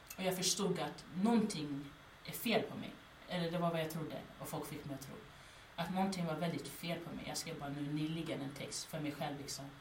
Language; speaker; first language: Swedish; early bilingual, other home language; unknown